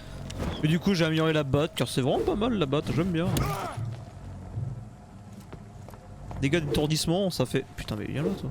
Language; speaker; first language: French; native; French